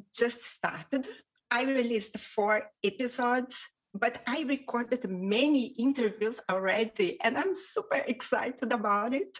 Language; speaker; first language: English; non-native, fluent; Portuguese